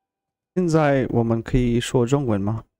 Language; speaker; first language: Chinese; non-native, learner; Russian